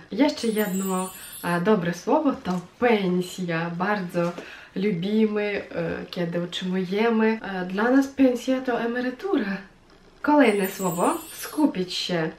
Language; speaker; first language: Polish; non-native, fluent; Russian